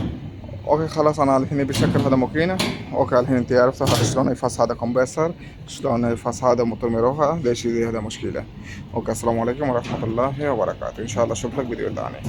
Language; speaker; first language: Arabic; non-native, learner; Bangla